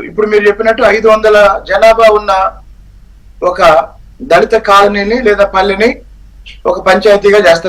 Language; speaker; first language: Telugu; native; Telugu